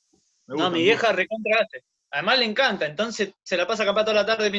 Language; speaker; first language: Spanish; native; Spanish